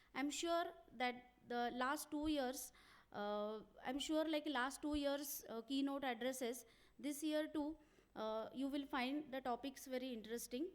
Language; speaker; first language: English; non-native, local second language; Marathi